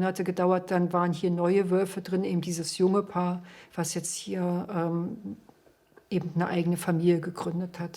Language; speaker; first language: German; native; German